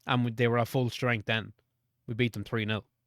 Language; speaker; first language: English; native; English